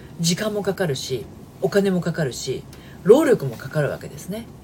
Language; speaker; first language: Japanese; native; Japanese